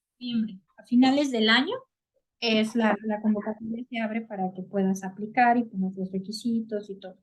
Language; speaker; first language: Spanish; native; Spanish